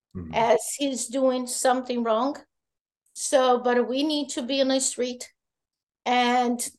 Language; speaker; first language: English; non-native, fluent; Portuguese